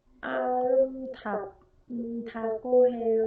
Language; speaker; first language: Korean; non-native, learner; Vietnamese